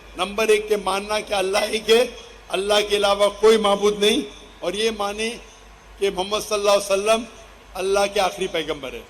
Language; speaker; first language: Hindi; non-native, local second language; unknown